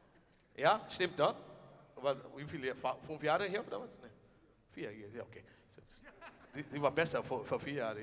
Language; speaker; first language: German; non-native, learner; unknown